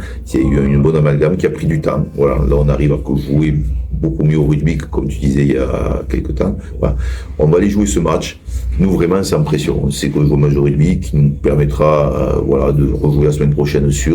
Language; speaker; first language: French; native; French